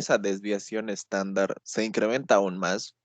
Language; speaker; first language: Spanish; native; Spanish